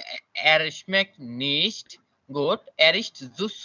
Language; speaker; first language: German; non-native, learner; Bangla